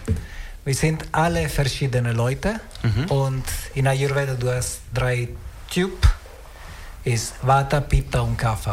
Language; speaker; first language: German; non-native, learner; Italian